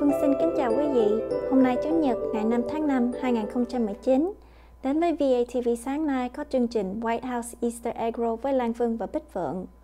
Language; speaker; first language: Vietnamese; early bilingual, heritage; Vietnamese